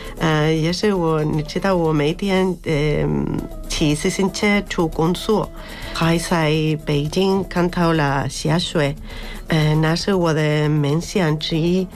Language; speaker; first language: Chinese; non-native, fluent; Spanish